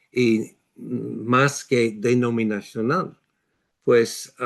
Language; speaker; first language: Spanish; non-native, fluent; English